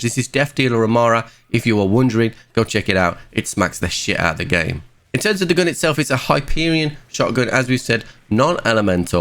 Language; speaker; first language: English; native; English